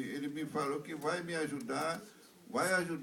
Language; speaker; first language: Portuguese; non-native, local second language; Kayapó